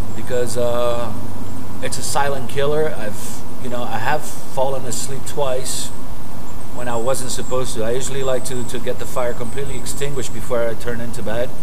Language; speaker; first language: English; non-native, fluent; Portuguese